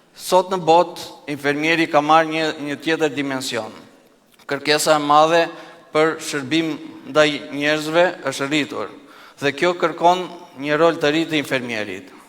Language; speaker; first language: Albanian; native; Albanian